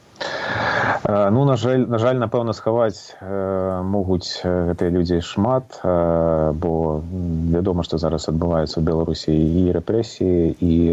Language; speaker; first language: Belarusian; non-native, local second language; Russian